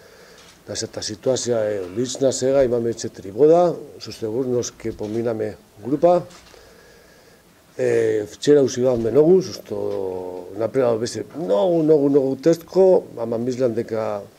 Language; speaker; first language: Macedonian; non-native, fluent; Spanish